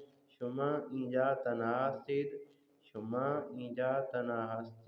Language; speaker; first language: Persian; non-native, fluent; Urdu